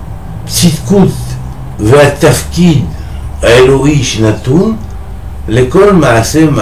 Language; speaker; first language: Hebrew; non-native, fluent; French